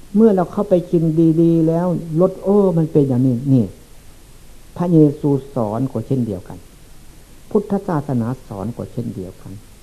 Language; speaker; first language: Thai; non-native, local second language; Lao